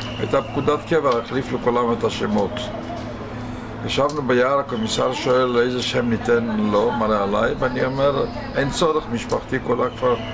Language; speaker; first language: Hebrew; non-native, fluent; Yiddish